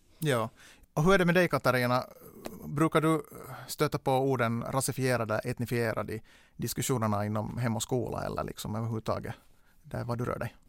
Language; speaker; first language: Swedish; native; Swedish